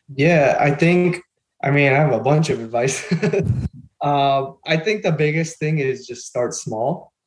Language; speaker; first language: English; native; English